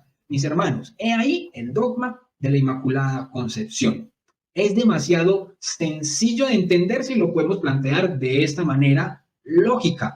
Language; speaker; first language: Spanish; native; Spanish